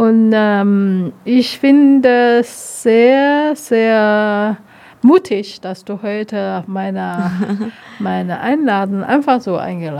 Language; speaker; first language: German; non-native, learner; Chinese